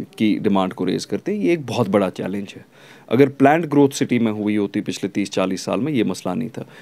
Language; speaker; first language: Hindi; non-native, local second language; Kashmiri